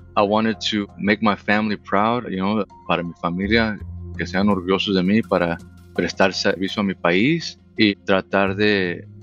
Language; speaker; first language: Spanish; early bilingual, heritage; Spanish